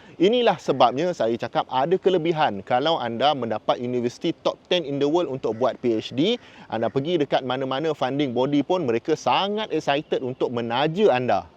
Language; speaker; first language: Malay; native; Malay